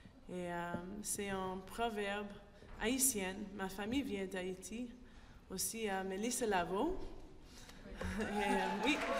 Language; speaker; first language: French; non-native, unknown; English